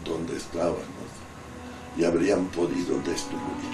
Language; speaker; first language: Spanish; non-native, fluent; Italian